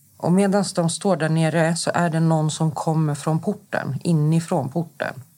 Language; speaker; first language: Swedish; native; Swedish